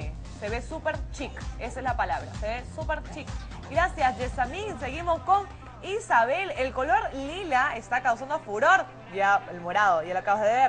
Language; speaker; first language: Spanish; native; Spanish